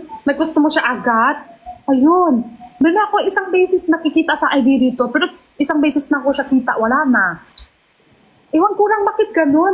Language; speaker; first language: Filipino; non-native, local second language; Cebuano